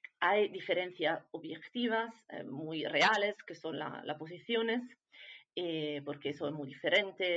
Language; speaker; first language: Spanish; non-native, fluent; Italian